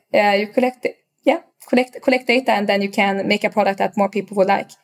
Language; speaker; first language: English; non-native, fluent; Swedish